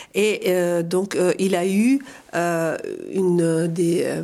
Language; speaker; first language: French; non-native, fluent; Persian